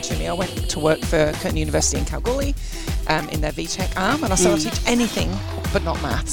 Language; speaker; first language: English; native; English